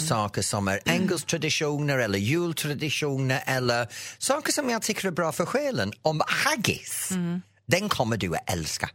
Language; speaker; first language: Swedish; non-native, fluent; English